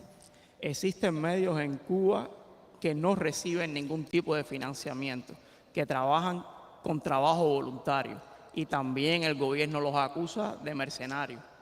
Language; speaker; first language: Spanish; native; Spanish